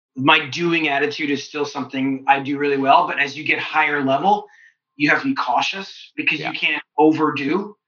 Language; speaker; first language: English; native; English